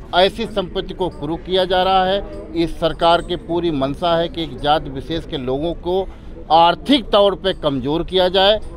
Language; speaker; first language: Hindi; native; Hindi